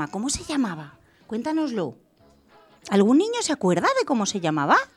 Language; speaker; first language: Spanish; native; Spanish